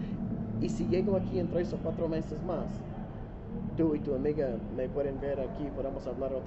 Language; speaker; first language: Spanish; non-native, learner; English